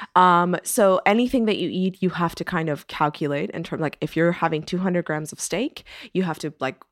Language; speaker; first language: English; early bilingual, other home language; Persian